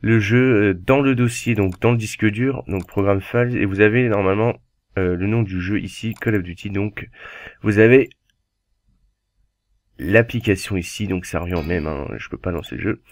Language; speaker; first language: French; native; French